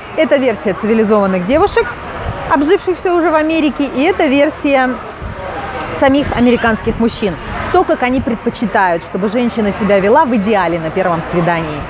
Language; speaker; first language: Russian; native; Russian